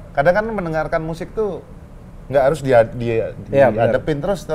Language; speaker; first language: Indonesian; native; Indonesian